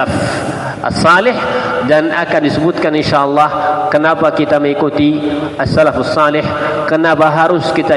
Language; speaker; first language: Indonesian; non-native, fluent; Arabic